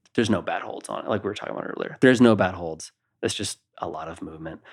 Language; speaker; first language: English; native; English